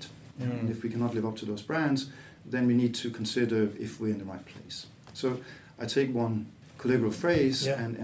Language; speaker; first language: English; non-native, fluent; Danish